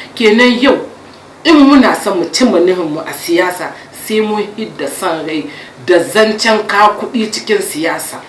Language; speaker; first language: Hausa; native; Hausa